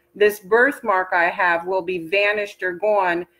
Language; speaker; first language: English; native; English